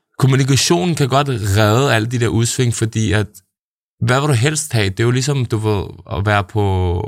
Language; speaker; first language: Danish; native; Danish